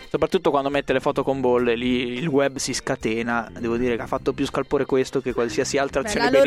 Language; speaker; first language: Italian; native; Italian